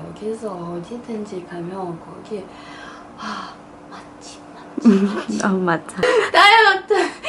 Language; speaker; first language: Korean; non-native, fluent; Thai